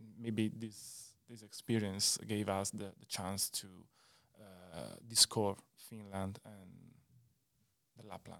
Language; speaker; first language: English; non-native, learner; Italian